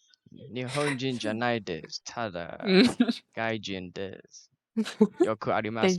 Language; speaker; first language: Japanese; non-native, learner; Malay